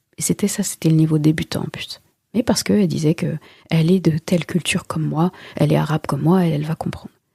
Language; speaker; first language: French; early bilingual, other home language; Wolof